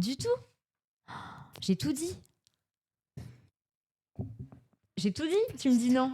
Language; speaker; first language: French; native; French